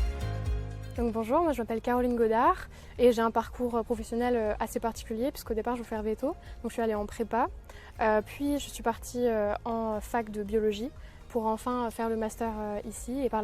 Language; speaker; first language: French; native; French